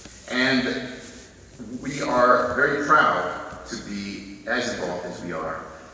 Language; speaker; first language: English; native; English